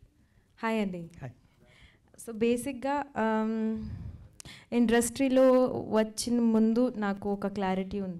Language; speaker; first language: Telugu; non-native, fluent; Hindi